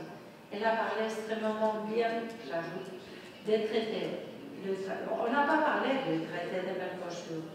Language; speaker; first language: French; non-native, fluent; Spanish